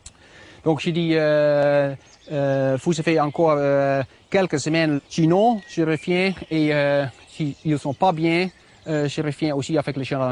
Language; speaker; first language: French; non-native, learner; Dutch